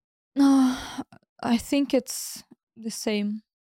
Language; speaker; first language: English; non-native, fluent; Ukrainian